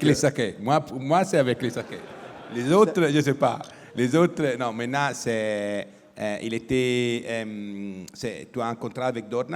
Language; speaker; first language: French; non-native, fluent; Italian